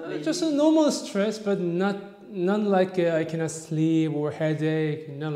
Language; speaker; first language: English; non-native, learner; Korean